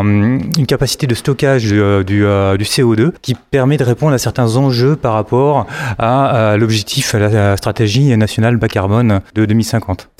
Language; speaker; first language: French; native; French